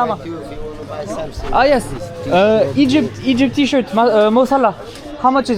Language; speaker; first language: English; non-native, learner; French